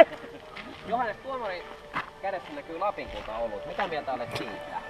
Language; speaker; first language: Finnish; native; Finnish